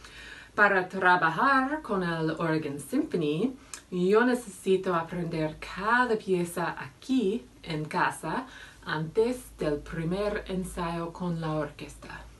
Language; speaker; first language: Spanish; non-native, fluent; English